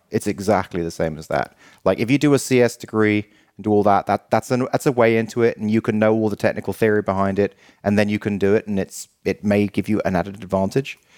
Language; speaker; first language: English; native; English